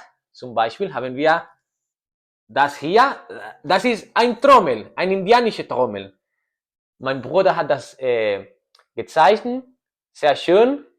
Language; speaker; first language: German; non-native, learner; Spanish